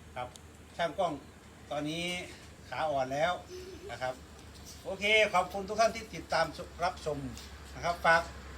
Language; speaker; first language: Thai; native; Thai